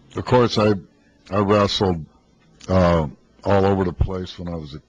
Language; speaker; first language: English; native; English